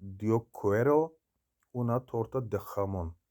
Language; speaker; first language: Spanish; non-native, learner; Turkish